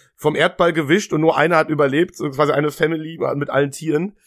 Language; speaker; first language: German; native; German